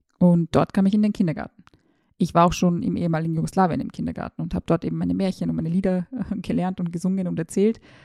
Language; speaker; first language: German; early bilingual, other home language; Serbian